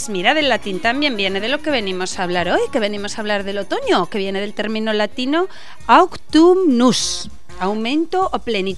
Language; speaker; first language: Spanish; native; Spanish